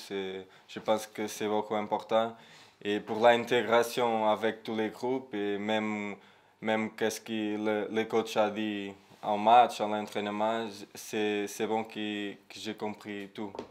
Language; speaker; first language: French; non-native, learner; Portuguese